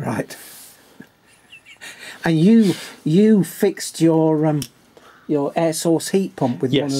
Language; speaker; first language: English; native; English